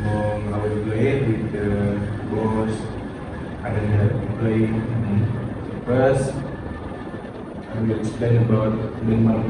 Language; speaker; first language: English; non-native, learner; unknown